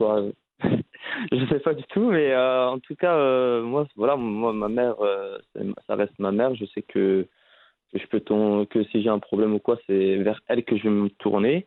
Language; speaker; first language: French; early bilingual, other home language; Arabic